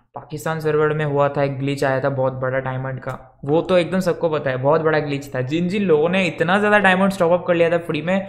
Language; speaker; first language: Hindi; non-native, local second language; Bangla